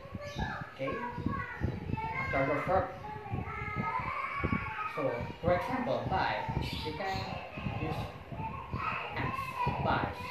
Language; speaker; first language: English; non-native, learner; Indonesian